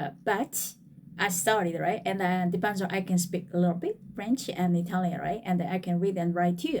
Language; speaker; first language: English; non-native, fluent; Korean